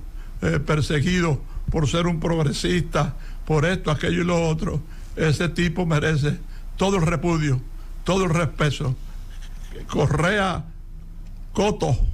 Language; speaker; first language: Spanish; native; Spanish